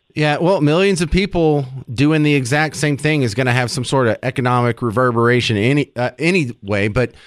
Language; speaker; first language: English; native; English